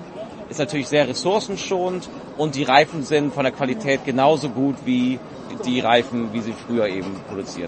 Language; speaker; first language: German; native; German